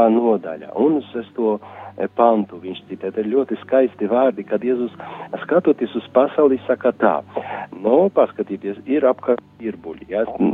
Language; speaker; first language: Latvian; non-native, fluent; Polish